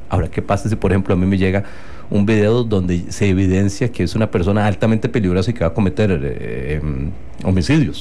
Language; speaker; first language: Spanish; native; Spanish